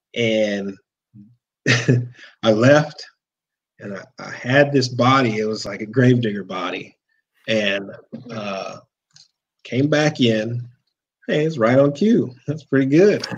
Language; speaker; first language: English; native; English